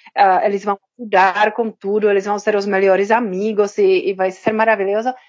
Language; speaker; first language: Portuguese; non-native, fluent; Czech